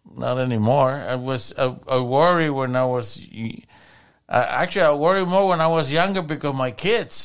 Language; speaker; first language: English; non-native, fluent; Spanish